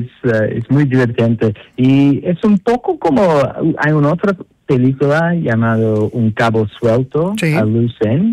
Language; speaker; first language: Spanish; non-native, fluent; English